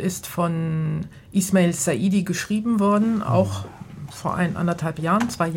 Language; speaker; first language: German; native; German